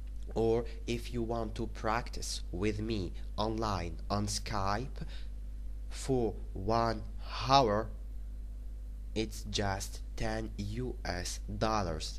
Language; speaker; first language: English; non-native, fluent; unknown